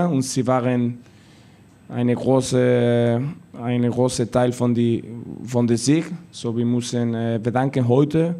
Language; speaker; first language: German; non-native, learner; Spanish